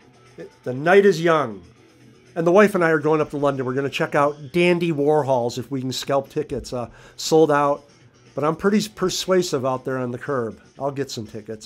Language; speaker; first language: English; native; English